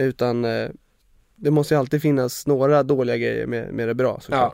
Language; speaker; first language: Swedish; native; Swedish